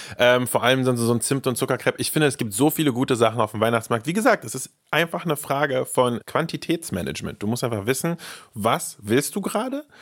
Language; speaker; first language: German; early bilingual, other home language; Russian